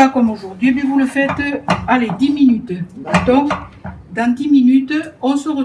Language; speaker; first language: French; native; French